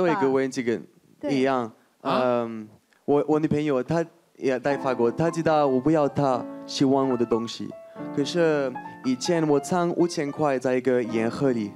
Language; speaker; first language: Chinese; non-native, learner; French